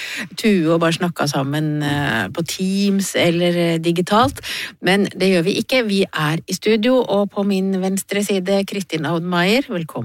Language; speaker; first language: Norwegian; native; Norwegian